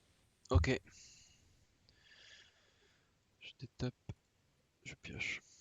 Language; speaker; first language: French; native; French